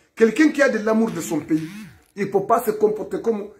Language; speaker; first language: French; non-native, local second language; Fula